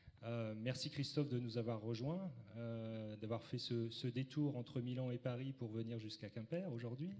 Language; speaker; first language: French; native; French